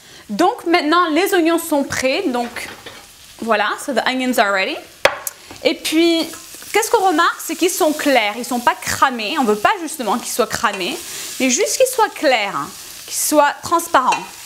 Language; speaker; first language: French; native; French